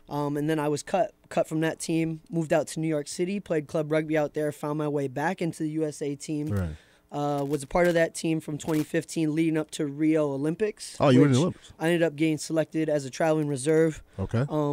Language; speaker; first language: English; native; English